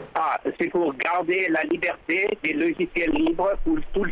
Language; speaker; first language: French; non-native, fluent; English